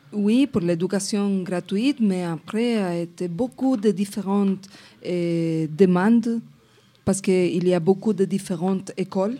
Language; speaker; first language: French; non-native, fluent; Spanish